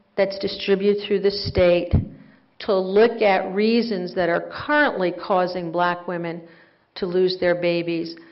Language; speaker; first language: English; native; English